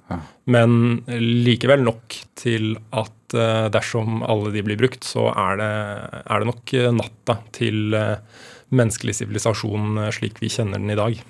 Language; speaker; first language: Norwegian; native; Norwegian